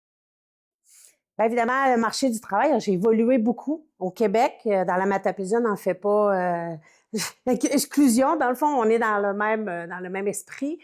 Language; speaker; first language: French; native; French